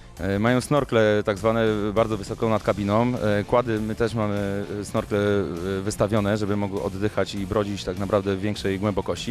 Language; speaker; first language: Polish; native; Polish